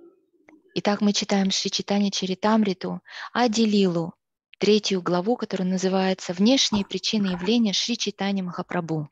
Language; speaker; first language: Russian; native; Russian